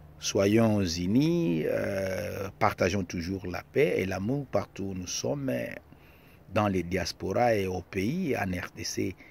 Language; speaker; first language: French; non-native, local second language; Lingala